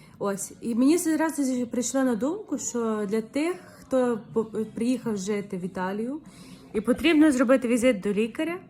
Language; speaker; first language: Ukrainian; native; Ukrainian